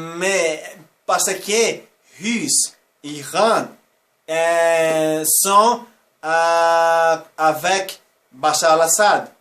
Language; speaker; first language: French; non-native, fluent; Portuguese